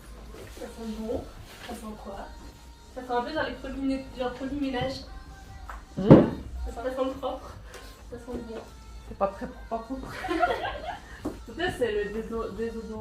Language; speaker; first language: French; non-native, fluent; Korean